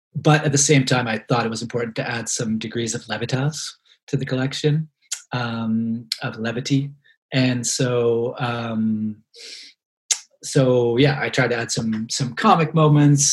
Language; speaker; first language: English; native; English